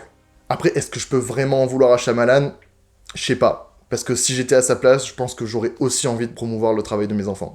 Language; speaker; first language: French; native; French